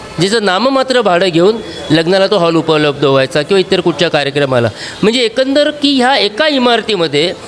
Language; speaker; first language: Marathi; native; Marathi